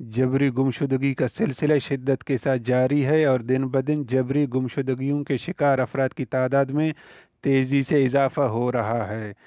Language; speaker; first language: Urdu; non-native, local second language; Baluchi